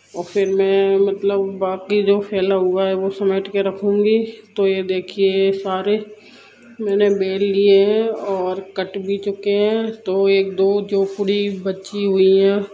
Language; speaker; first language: Hindi; native; Hindi